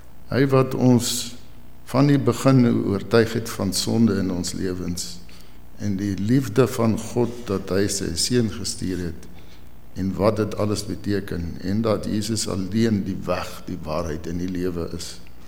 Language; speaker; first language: Afrikaans; native; Afrikaans